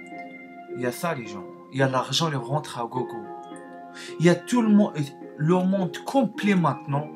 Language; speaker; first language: French; non-native, learner; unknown